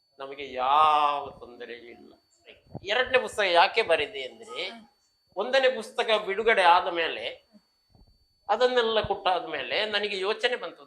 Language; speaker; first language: Kannada; non-native, local second language; Marathi